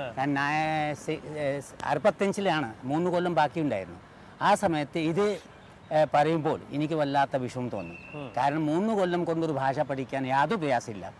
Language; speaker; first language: Malayalam; non-native, fluent; Hindi